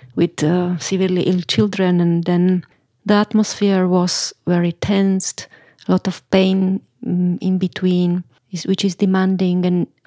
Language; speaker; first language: English; non-native, fluent; Slovak